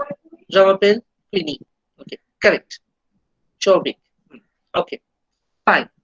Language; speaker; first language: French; non-native, fluent; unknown